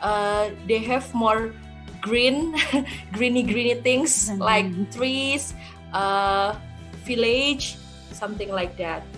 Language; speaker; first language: English; non-native, learner; Indonesian